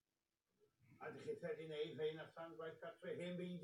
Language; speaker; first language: Welsh; native; Welsh